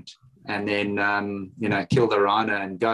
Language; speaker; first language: English; native; English